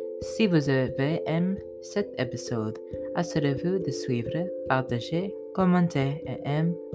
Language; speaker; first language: French; non-native, learner; English